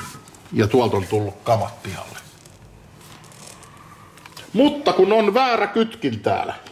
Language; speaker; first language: Finnish; native; Finnish